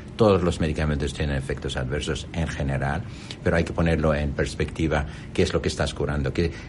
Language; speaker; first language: Spanish; non-native, fluent; Arabic